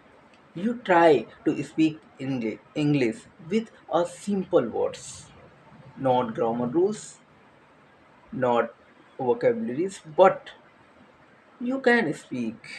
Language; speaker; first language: English; non-native, learner; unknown